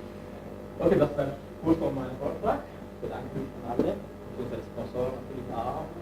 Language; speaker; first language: German; non-native, learner; Turkish